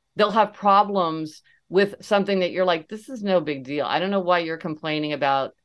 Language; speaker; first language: English; native; English